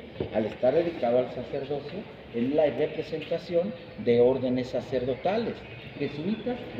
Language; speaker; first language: Spanish; native; Spanish